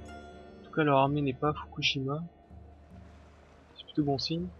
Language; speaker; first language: French; native; French